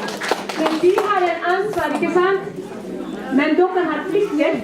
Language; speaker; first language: Swedish; non-native, fluent; Somali